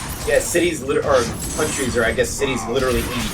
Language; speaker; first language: English; native; English